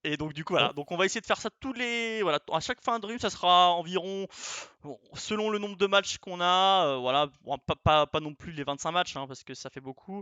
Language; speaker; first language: French; native; French